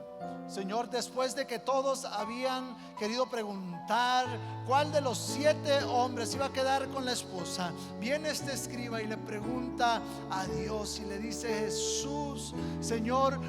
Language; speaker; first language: Spanish; native; Spanish